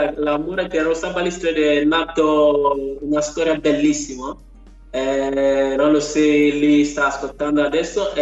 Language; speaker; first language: Italian; non-native, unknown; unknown